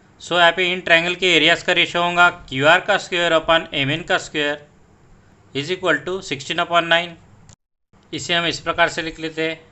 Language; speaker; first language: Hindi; non-native, local second language; Marathi